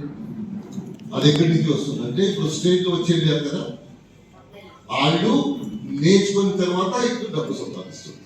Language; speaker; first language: Telugu; non-native, fluent; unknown